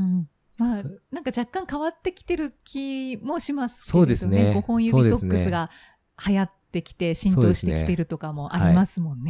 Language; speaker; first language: Japanese; native; Japanese